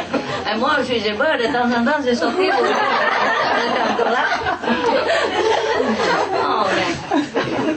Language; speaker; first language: French; non-native, learner; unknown